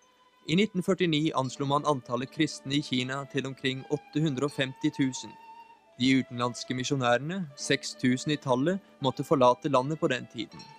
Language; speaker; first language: Norwegian; native; Norwegian